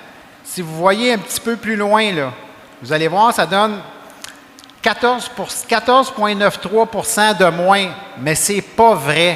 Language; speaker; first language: French; native; French